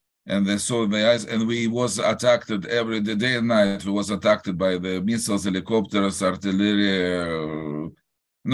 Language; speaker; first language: English; non-native, learner; Russian